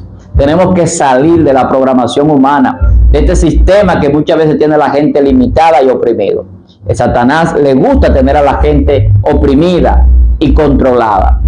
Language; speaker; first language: Spanish; native; Spanish